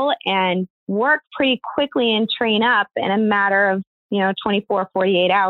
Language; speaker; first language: English; native; English